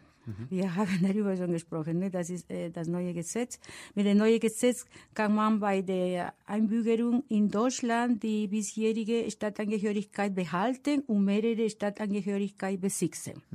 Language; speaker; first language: German; non-native, fluent; Spanish